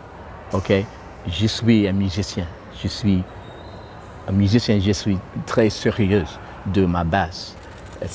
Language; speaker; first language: French; non-native, fluent; English